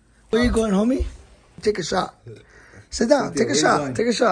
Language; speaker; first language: English; early bilingual, other home language; Spanish